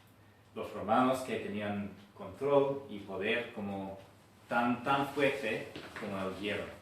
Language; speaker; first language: Spanish; non-native, fluent; English